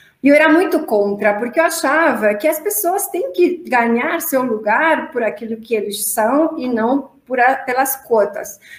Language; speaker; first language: Portuguese; non-native, fluent; Romanian